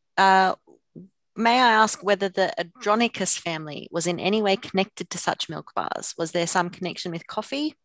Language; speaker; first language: English; native; English